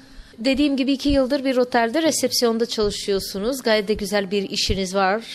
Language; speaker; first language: Turkish; native; Turkish